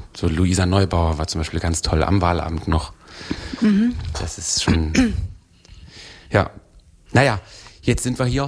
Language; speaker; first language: German; native; German